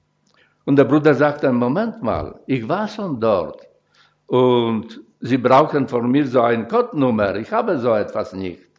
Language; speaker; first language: German; non-native, fluent; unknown